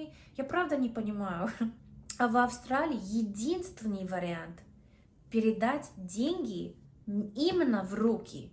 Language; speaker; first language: Russian; non-native, fluent; English